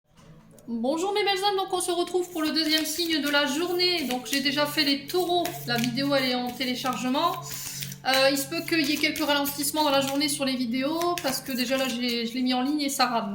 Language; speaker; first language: French; native; French